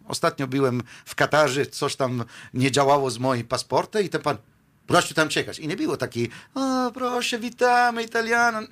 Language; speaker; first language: Polish; non-native, fluent; Italian